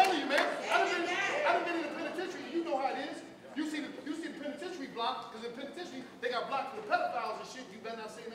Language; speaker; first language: English; native; English